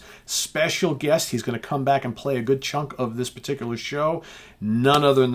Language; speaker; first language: English; native; English